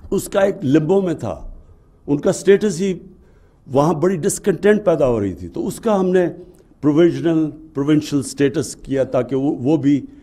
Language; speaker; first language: Urdu; native; Urdu